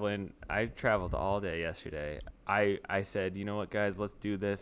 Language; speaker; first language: English; native; English